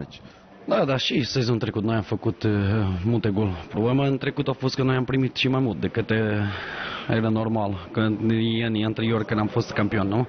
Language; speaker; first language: Romanian; non-native, learner; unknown